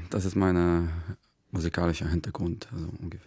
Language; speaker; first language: German; non-native, fluent; Arabic